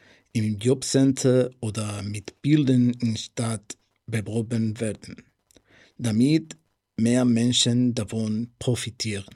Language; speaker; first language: German; non-native, fluent; Spanish